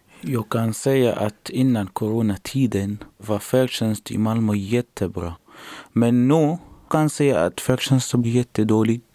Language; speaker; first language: Swedish; non-native, learner; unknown